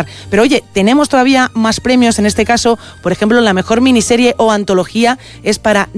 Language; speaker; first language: Spanish; native; Spanish